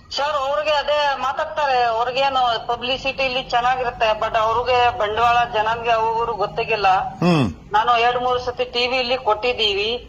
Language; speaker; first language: Kannada; native; Kannada